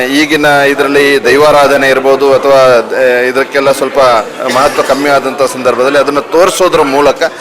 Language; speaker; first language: Kannada; non-native, local second language; Tulu